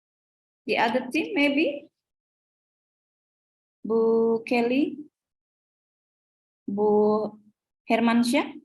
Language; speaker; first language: English; non-native, fluent; Indonesian